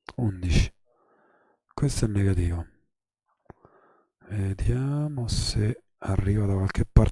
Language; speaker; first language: Italian; native; Italian